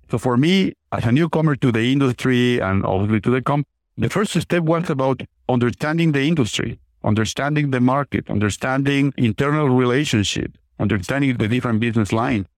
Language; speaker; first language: English; non-native, fluent; Spanish